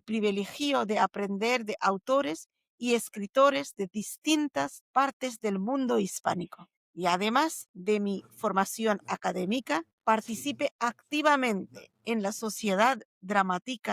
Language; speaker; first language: Spanish; non-native, fluent; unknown